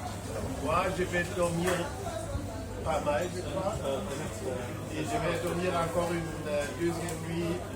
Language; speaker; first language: French; non-native, fluent; German